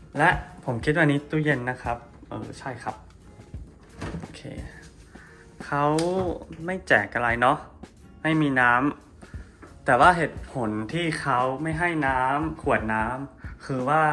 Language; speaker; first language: Thai; non-native, fluent; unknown